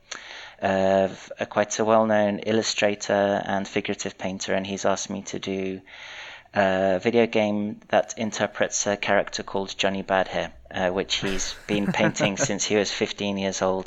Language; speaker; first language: English; native; English